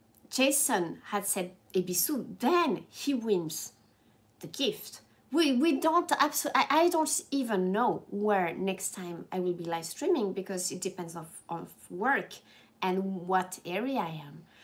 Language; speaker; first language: English; non-native, fluent; French